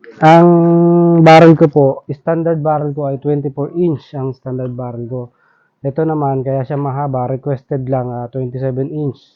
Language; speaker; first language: Filipino; non-native, local second language; Bikol